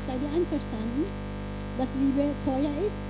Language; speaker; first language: German; non-native, fluent; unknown